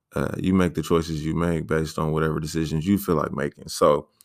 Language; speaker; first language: English; native; English